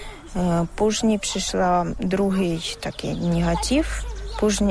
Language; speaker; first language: Polish; non-native, learner; Ukrainian